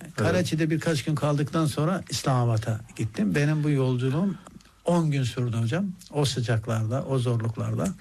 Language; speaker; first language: Turkish; native; Turkish